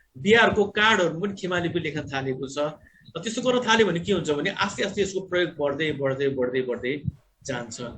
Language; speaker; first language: Nepali; non-native, local second language; Gurung